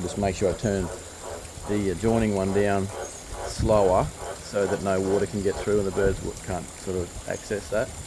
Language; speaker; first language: English; native; English